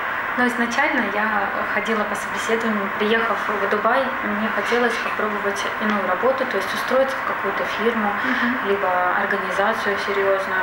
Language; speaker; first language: Russian; native; Russian